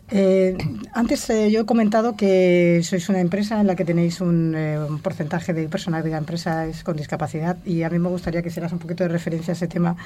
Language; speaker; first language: Spanish; non-native, local second language; Catalan